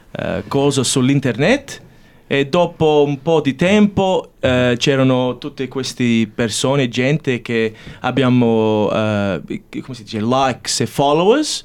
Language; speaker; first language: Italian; early bilingual, heritage; English